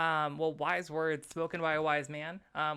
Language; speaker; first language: English; native; English